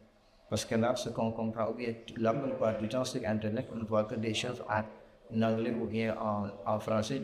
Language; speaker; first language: French; non-native, local second language; Wolof